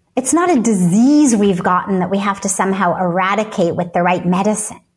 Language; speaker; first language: English; native; English